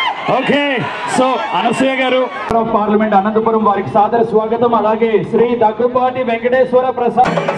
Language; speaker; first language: Telugu; native; Telugu